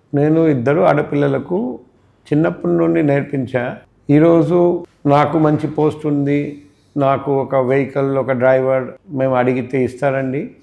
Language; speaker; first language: Telugu; non-native, fluent; Bangla